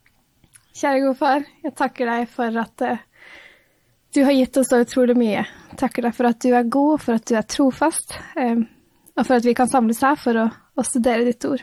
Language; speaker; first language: Norwegian; native; Norwegian